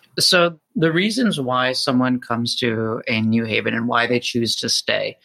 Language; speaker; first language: English; native; English